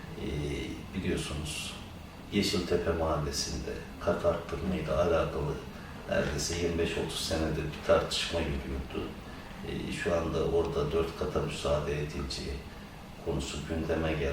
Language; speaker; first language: Turkish; native; Turkish